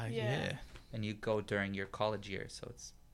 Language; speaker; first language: English; non-native, fluent; Hebrew